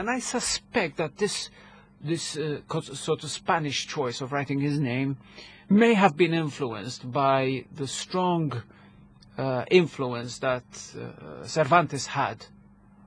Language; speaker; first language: English; non-native, local second language; Maltese